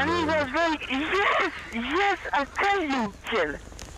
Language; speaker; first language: English; non-native, learner; French